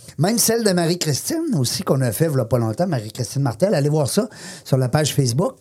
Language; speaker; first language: French; native; French